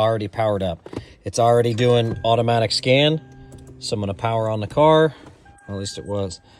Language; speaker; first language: English; native; English